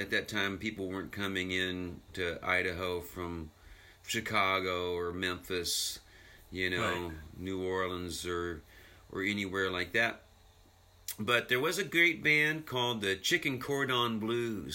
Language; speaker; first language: English; native; English